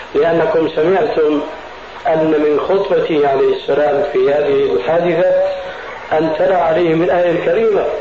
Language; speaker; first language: Arabic; early bilingual, other home language; Albanian